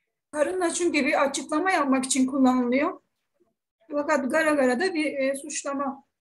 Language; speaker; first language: Turkish; native; Turkish